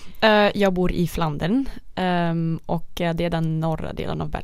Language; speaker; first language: Norwegian; non-native, learner; Dutch